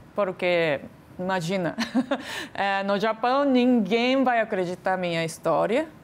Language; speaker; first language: Portuguese; non-native, fluent; Japanese